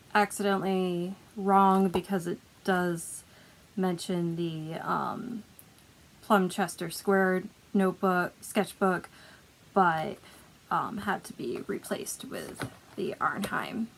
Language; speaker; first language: English; native; English